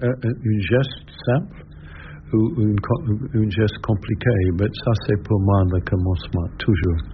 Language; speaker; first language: French; non-native, learner; English